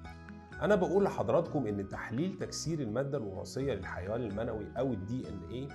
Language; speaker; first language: Arabic; native; Arabic